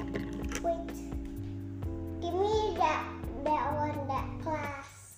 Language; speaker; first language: English; non-native, learner; Indonesian